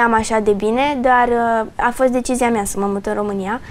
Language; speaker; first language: Romanian; early bilingual, other home language; English